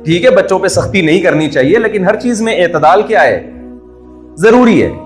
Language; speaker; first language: Urdu; native; Urdu